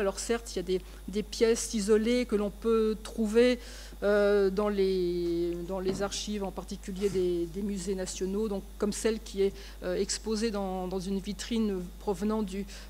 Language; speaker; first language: French; native; French